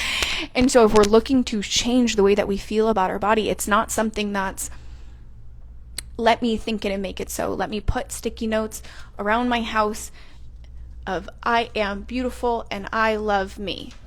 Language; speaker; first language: English; native; English